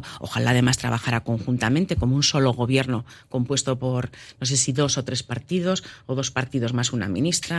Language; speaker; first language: Spanish; native; Spanish